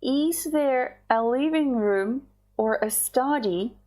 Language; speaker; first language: English; non-native, fluent; Ukrainian